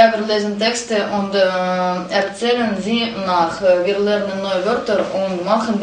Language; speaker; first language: German; non-native, learner; Russian